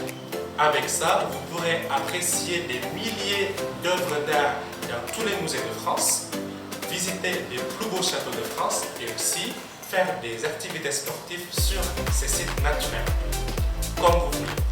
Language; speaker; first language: French; non-native, fluent; Indonesian